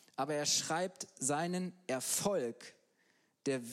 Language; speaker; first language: German; native; German